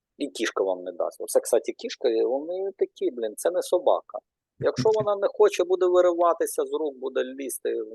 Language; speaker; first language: Ukrainian; non-native, local second language; Russian